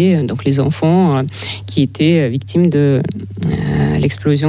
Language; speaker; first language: French; non-native, fluent; Russian